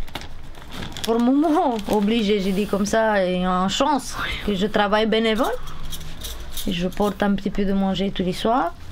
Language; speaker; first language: French; non-native, learner; Romanian